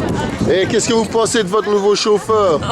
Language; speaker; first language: French; native; French